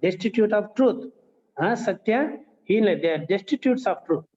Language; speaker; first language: English; non-native, local second language; Telugu